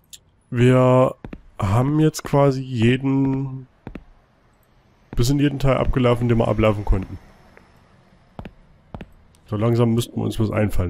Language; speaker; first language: German; native; German